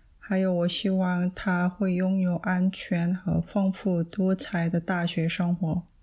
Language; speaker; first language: Chinese; non-native, learner; Korean